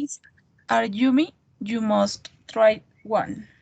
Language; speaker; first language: English; non-native, learner; Spanish